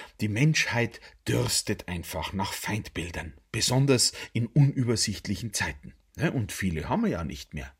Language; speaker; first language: German; native; German